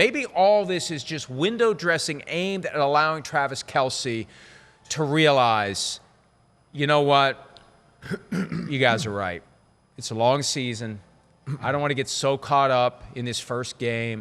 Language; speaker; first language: English; native; English